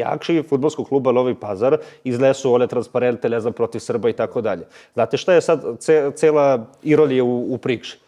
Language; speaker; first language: Bosnian; native; Bosnian